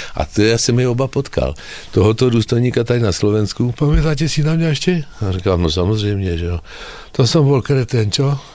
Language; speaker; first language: Czech; native; Czech